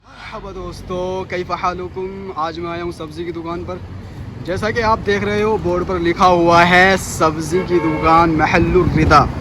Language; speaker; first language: Urdu; native; Urdu